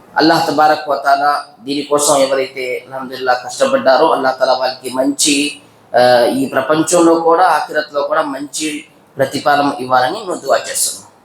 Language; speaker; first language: Telugu; non-native, local second language; Urdu